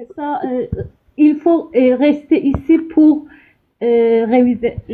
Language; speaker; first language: French; non-native, learner; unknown